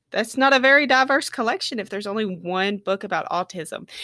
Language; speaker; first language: English; native; English